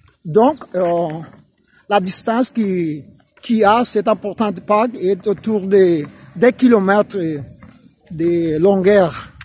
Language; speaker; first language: French; non-native, fluent; Spanish